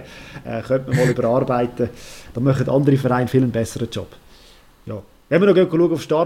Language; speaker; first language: German; native; German